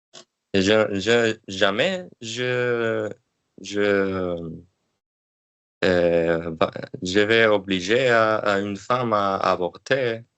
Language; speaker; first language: French; non-native, learner; Spanish